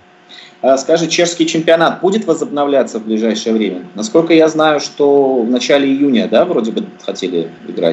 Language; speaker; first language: Russian; native; Russian